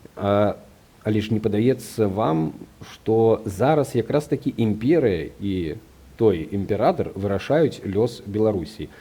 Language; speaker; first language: Belarusian; non-native, local second language; Russian